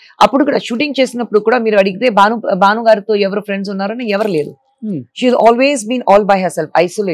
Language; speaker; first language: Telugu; non-native, learner; Tamil